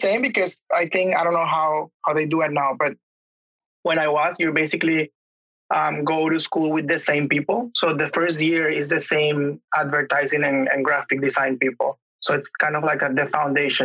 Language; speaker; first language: English; non-native, fluent; Spanish